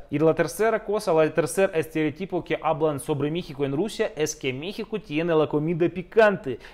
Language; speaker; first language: Spanish; non-native, fluent; Russian